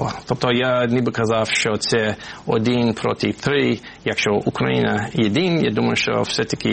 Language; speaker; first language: Ukrainian; non-native, fluent; English